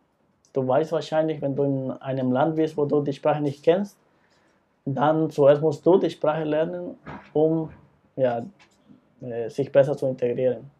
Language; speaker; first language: German; non-native, fluent; Spanish